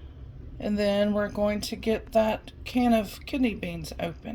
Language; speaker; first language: English; native; English